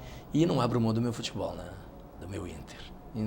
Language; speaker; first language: Portuguese; native; Portuguese